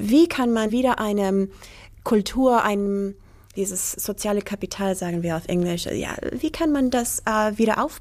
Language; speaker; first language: German; non-native, learner; English